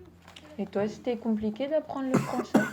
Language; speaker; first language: French; native; French